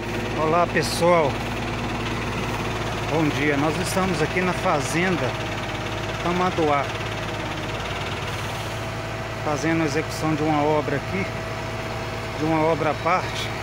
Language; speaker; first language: Portuguese; native; Portuguese